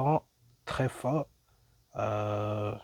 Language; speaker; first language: French; non-native, learner; English